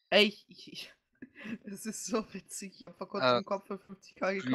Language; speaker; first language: German; native; German